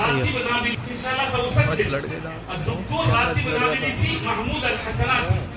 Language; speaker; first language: Arabic; non-native, fluent; Urdu